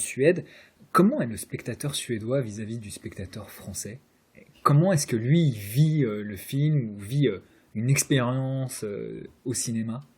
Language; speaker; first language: French; native; French